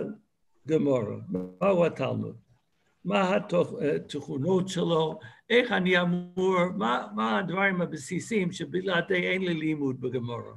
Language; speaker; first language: Hebrew; non-native, fluent; English